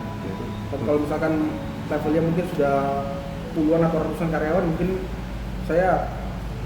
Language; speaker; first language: Indonesian; native; Indonesian